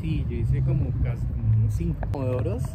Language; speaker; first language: Spanish; native; Spanish